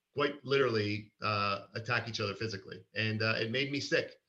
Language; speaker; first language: English; early bilingual, other home language; Hebrew